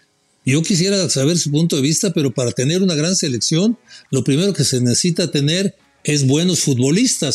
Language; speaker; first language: Spanish; native; Spanish